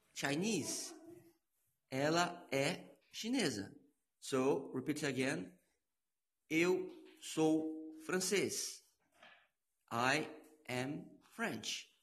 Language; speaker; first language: English; non-native, learner; Portuguese